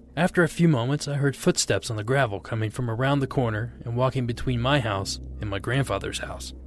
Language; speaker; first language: English; non-native, fluent; Portuguese